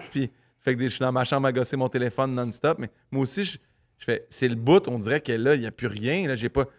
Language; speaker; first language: French; native; French